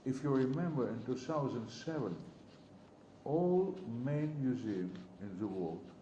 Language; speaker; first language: English; non-native, learner; Russian